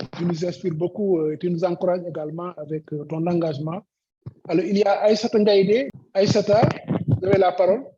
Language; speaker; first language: French; non-native, local second language; Wolof